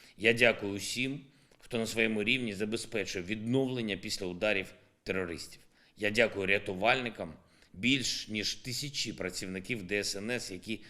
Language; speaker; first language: Ukrainian; non-native, local second language; Russian